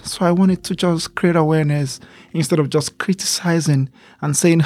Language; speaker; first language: English; non-native, local second language; Igbo